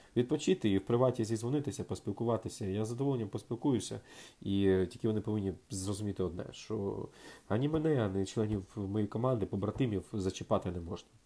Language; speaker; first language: Ukrainian; native; Ukrainian